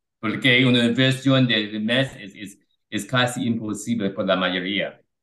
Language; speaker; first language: Spanish; non-native, learner; English